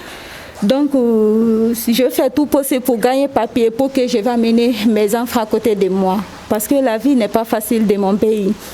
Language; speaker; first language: French; non-native, local second language; Susu